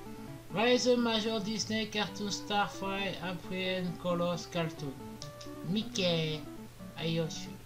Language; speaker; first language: English; non-native, learner; French